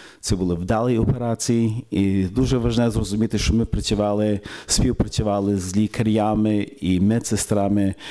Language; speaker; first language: Ukrainian; early bilingual, heritage; Ukrainian